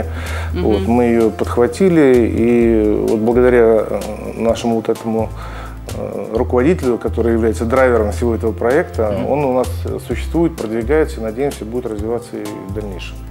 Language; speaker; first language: Russian; native; Russian